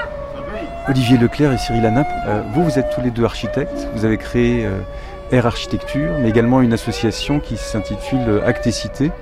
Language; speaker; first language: French; native; French